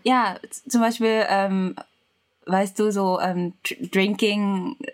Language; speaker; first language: German; non-native, learner; Japanese